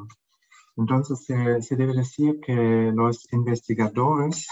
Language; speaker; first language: Spanish; non-native, fluent; German